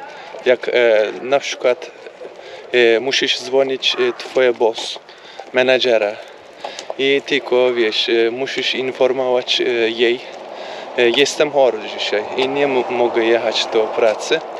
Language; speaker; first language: Polish; non-native, learner; Turkish